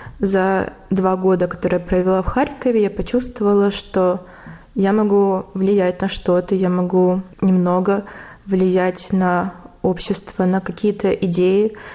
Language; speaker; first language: Russian; native; Russian